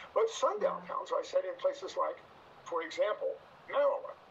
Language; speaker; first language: English; native; English